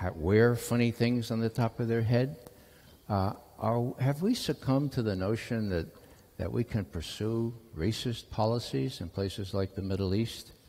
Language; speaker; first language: English; native; English